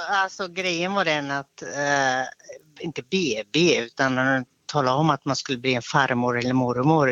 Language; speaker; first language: Swedish; native; Swedish